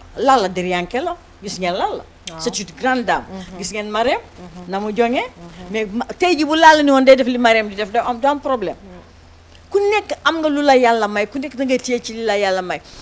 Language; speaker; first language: Wolof; non-native, local second language; Fula